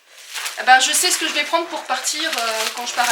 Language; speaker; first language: French; native; French